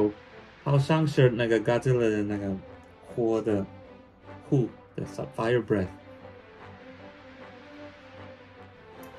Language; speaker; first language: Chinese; non-native, fluent; English